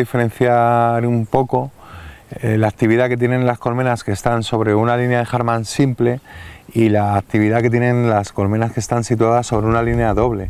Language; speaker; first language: Spanish; native; Spanish